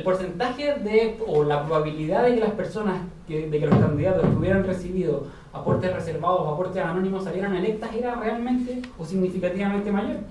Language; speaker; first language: Spanish; native; Spanish